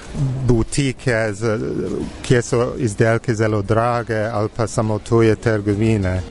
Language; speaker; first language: Slovenian; non-native, fluent; English